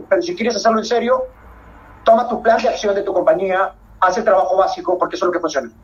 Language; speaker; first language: Spanish; native; Spanish